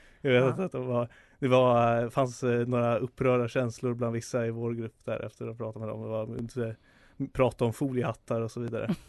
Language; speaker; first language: Swedish; native; Swedish